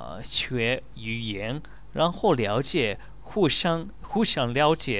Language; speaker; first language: Chinese; non-native, learner; Japanese